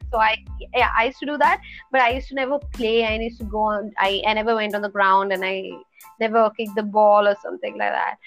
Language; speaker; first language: English; non-native, local second language; Telugu